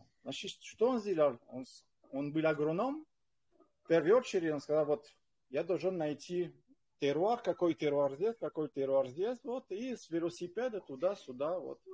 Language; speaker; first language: Russian; non-native, fluent; French